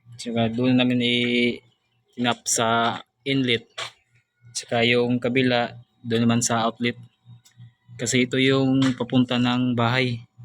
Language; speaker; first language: Filipino; non-native, local second language; Cebuano